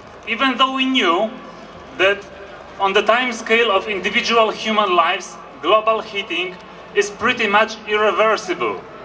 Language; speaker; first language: English; non-native, fluent; Polish